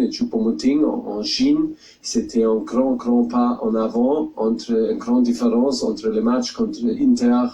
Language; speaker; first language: French; non-native, fluent; German